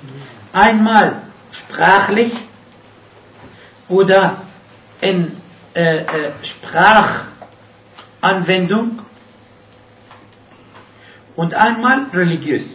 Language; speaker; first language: German; non-native, fluent; Arabic